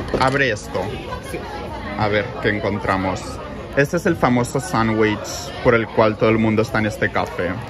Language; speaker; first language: Spanish; native; Spanish